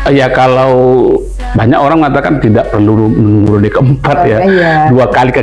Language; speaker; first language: Indonesian; native; Indonesian